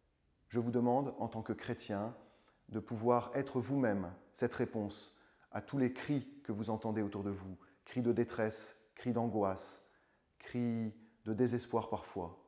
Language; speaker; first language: French; native; French